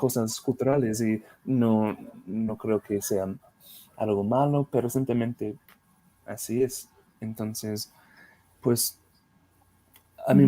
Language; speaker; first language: Spanish; non-native, fluent; English